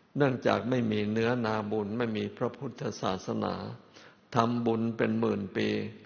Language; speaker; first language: Thai; native; Thai